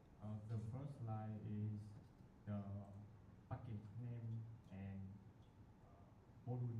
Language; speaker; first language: English; non-native, learner; Vietnamese